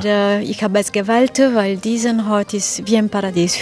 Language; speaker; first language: German; non-native, fluent; Italian